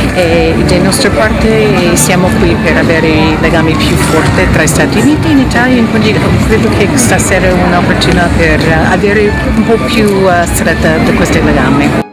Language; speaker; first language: Italian; non-native, fluent; English